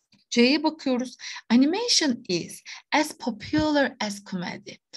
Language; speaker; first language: English; non-native, fluent; Turkish